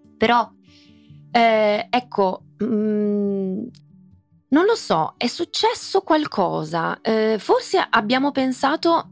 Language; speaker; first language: Italian; native; Italian